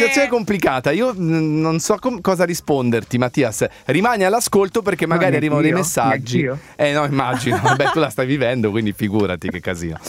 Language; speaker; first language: Italian; native; Italian